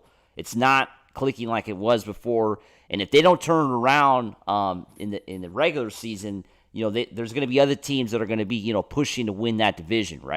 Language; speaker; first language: English; native; English